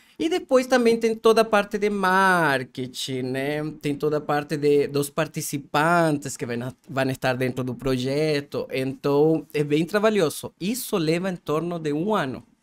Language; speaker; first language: Portuguese; non-native, fluent; Spanish